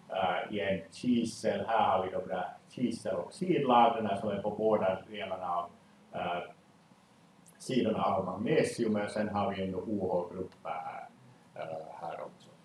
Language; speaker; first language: Swedish; native; Swedish